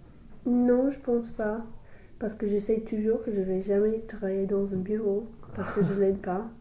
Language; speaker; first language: French; non-native, fluent; English